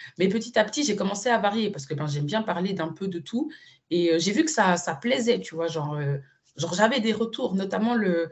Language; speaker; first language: French; early bilingual, other home language; Spanish